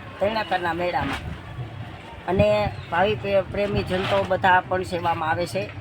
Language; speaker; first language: Gujarati; native; Gujarati